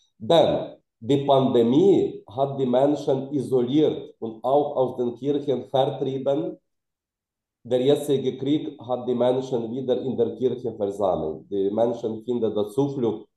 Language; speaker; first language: German; non-native, fluent; Ukrainian